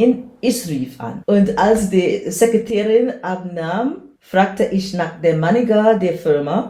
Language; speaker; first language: German; non-native, learner; English